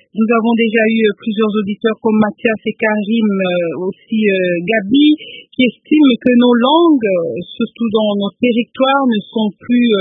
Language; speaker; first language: French; non-native, local second language; Lingala